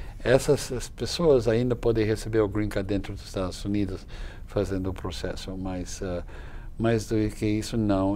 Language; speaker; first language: Portuguese; non-native, fluent; English